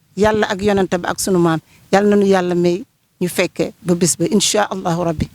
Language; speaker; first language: Wolof; native; Wolof